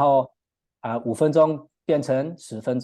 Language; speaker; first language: Chinese; non-native, learner; English